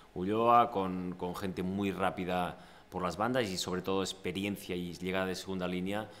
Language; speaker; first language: Spanish; non-native, local second language; Catalan